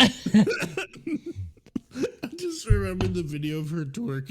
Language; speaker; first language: English; native; English